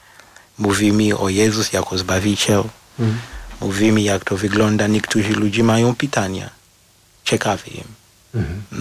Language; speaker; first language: Polish; non-native, fluent; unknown